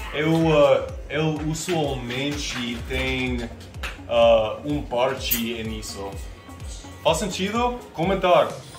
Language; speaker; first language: Portuguese; non-native, learner; English